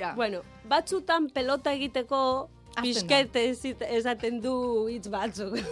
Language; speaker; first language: Basque; non-native, learner; Galician